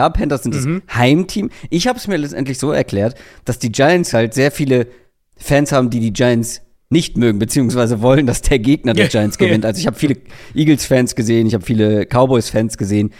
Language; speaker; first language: German; native; German